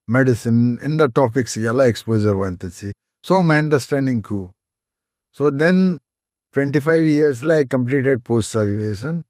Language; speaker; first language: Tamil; non-native, fluent; Konkani